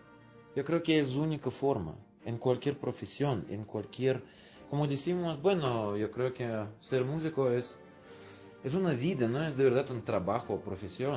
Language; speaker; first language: Spanish; non-native, fluent; Russian